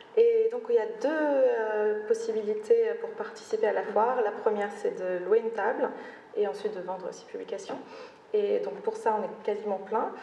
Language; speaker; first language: French; native; French